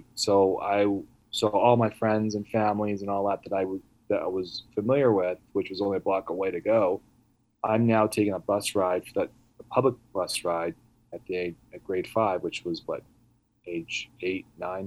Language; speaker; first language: English; early bilingual, other home language; Italian